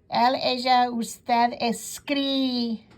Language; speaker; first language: Spanish; non-native, fluent; English